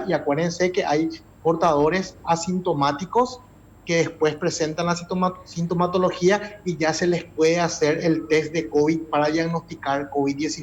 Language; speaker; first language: Spanish; native; Spanish